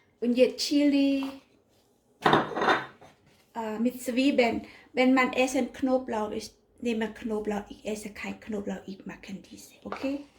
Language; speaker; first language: German; non-native, learner; Thai